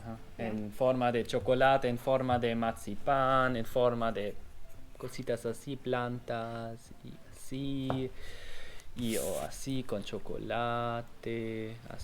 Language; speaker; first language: Spanish; non-native, learner; German